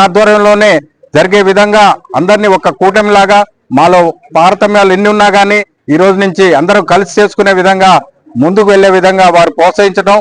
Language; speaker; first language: Telugu; native; Telugu